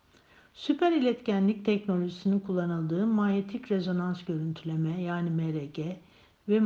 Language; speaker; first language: Turkish; native; Turkish